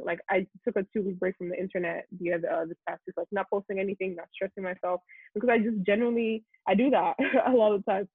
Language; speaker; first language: English; non-native, local second language; Yoruba